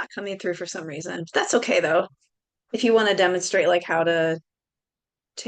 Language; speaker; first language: English; native; English